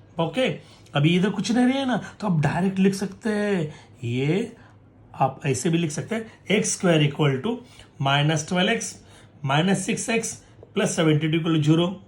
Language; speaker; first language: Hindi; non-native, local second language; Marathi